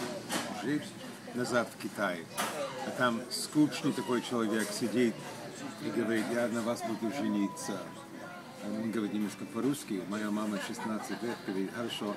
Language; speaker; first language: Russian; early bilingual, heritage; Russian